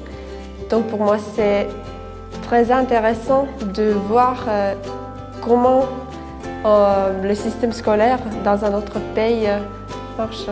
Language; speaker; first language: French; non-native, fluent; Finnish